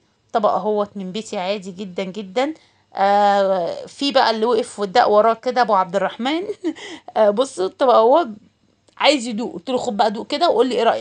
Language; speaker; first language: Arabic; native; Arabic